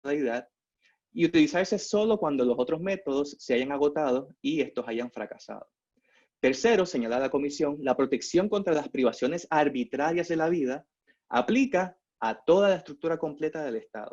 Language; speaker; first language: Spanish; native; Spanish